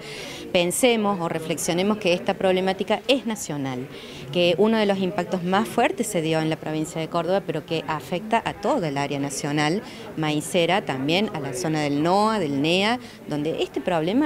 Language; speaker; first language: Spanish; native; Spanish